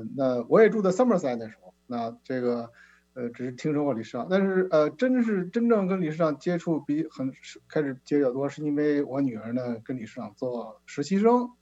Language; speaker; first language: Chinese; native; Chinese